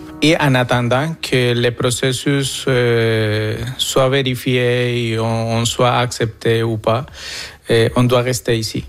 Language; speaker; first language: French; non-native, fluent; Spanish